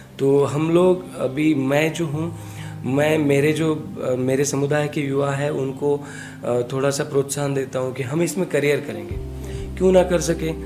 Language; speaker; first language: Hindi; non-native, local second language; Marathi